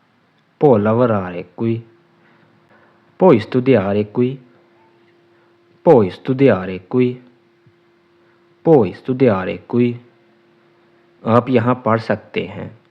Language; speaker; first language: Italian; non-native, learner; Urdu